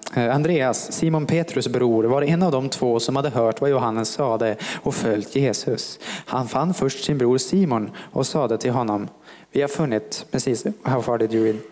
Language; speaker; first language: Swedish; non-native, fluent; English